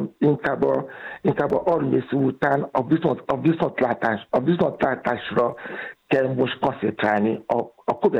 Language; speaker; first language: Hungarian; non-native, fluent; Yoruba